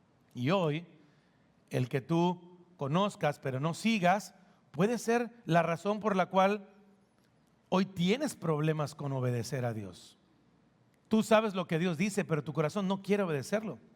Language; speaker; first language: Spanish; native; Spanish